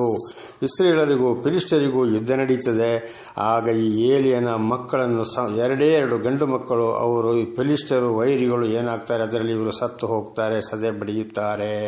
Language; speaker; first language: Kannada; native; Kannada